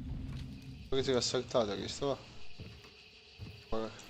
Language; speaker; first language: Italian; native; Italian